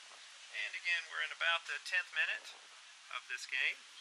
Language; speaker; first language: English; native; English